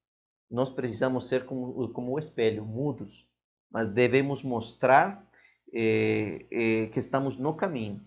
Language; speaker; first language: Portuguese; non-native, fluent; Spanish